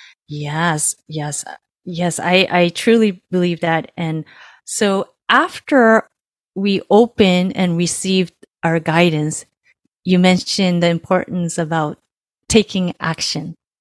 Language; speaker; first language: English; non-native, fluent; Japanese